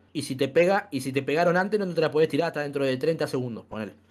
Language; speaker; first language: Spanish; native; Spanish